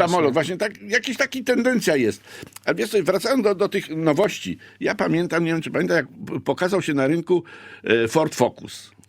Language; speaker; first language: Polish; native; Polish